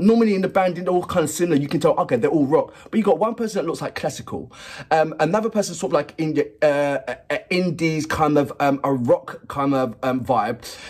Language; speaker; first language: English; native; English